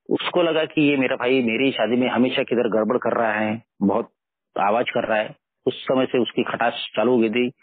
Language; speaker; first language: Hindi; non-native, local second language; Marathi